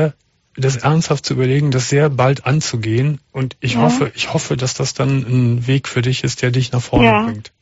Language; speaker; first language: German; native; German